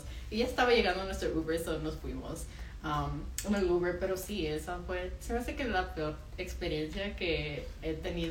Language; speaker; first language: Spanish; early bilingual, heritage; Spanish